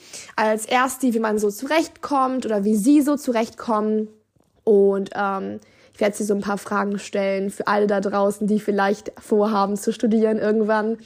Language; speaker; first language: German; native; German